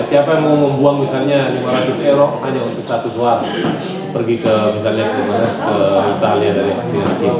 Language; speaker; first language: Indonesian; native; Indonesian